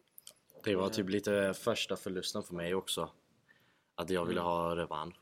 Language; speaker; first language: Swedish; non-native, fluent; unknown